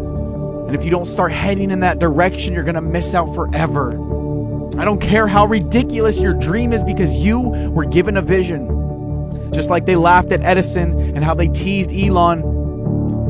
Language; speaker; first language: English; native; English